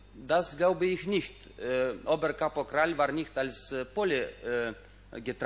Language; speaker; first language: German; non-native, fluent; Ukrainian